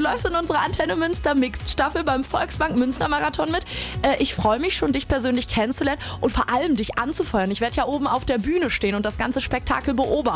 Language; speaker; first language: German; native; German